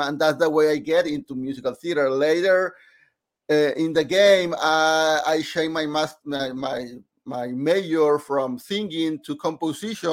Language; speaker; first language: English; non-native, fluent; Spanish